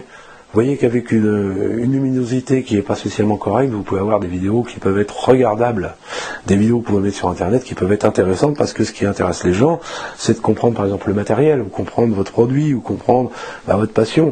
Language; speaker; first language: French; native; French